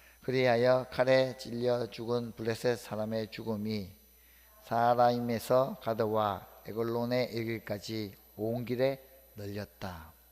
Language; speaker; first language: Korean; native; Korean